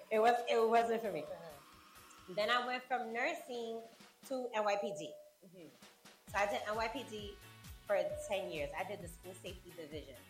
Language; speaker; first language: English; native; English